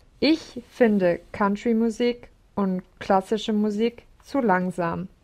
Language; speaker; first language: German; non-native, learner; English